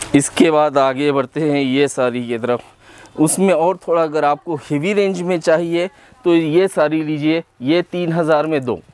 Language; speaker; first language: Hindi; non-native, local second language; Urdu